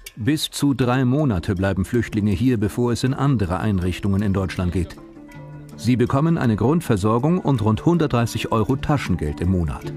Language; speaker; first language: German; native; German